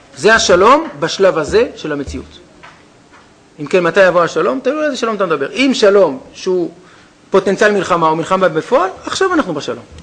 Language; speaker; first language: Hebrew; native; Hebrew